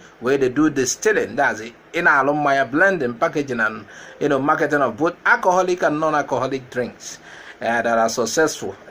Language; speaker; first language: Nigerian Pidgin; non-native, local second language; Igbo